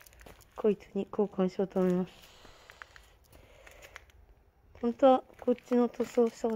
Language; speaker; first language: Japanese; native; Japanese